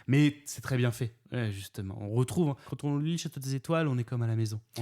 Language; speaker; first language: French; native; French